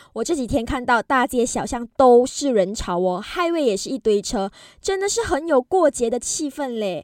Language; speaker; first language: Chinese; native; Chinese